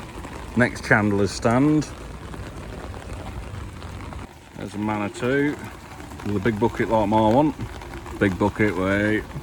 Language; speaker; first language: English; native; English